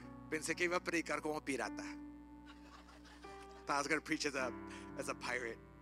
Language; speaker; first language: English; early bilingual, other home language; Spanish